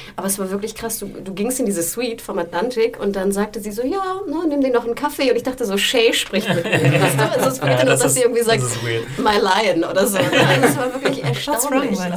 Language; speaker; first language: German; native; German